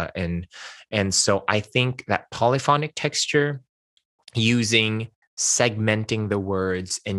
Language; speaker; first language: English; non-native, local second language; Min Nan Chinese